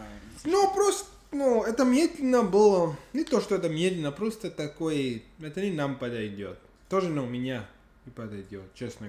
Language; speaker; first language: Russian; non-native, learner; English